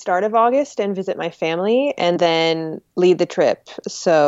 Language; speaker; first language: English; native; English